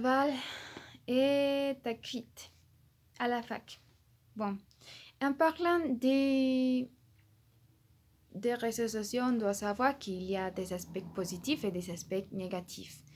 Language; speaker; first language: French; non-native, learner; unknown